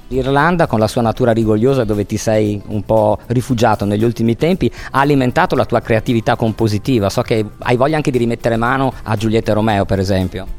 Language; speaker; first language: Italian; native; Italian